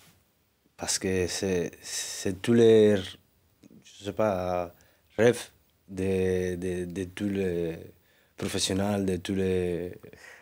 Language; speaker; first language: French; non-native, learner; Spanish